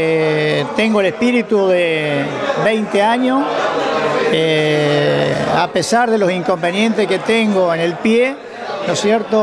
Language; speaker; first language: Spanish; native; Spanish